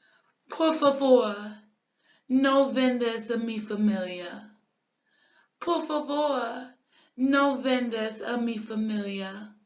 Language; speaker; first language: Spanish; non-native, learner; English